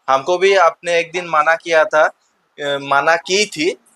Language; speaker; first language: Hindi; non-native, local second language; Bangla